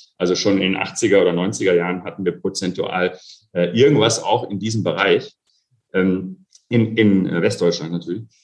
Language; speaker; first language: German; early bilingual, other home language; Arabic